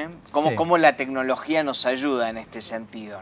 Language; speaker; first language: Spanish; native; Spanish